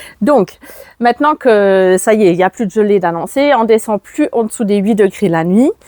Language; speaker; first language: French; non-native, fluent; German